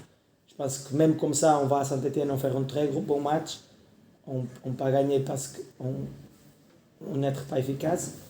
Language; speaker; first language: French; non-native, learner; Portuguese